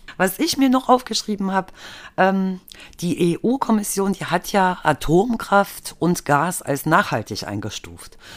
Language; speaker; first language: German; native; German